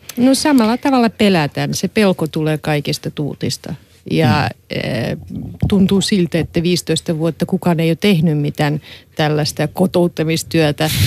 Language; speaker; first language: Finnish; non-native, fluent; Russian